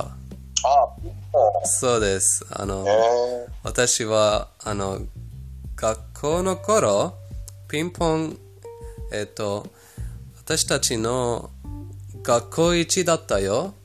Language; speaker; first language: Japanese; non-native, fluent; Persian